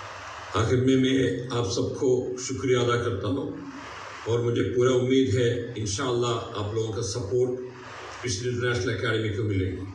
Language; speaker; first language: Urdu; non-native, local second language; Malayalam